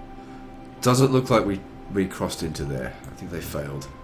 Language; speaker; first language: English; native; English